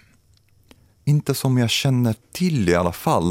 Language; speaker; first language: Swedish; non-native, fluent; Arabic